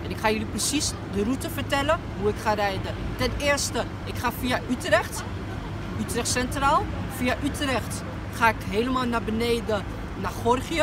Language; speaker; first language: Dutch; native; Dutch